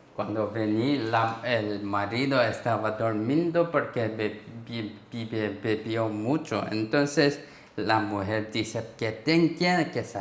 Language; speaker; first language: Spanish; non-native, learner; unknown